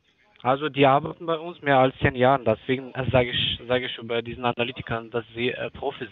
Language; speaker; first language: German; non-native, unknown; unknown